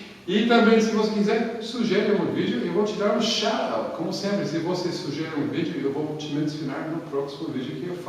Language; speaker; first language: Portuguese; non-native, fluent; English